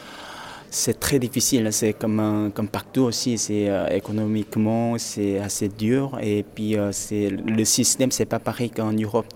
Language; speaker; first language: French; non-native, fluent; Korean